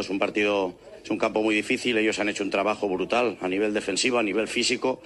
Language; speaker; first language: Spanish; native; Spanish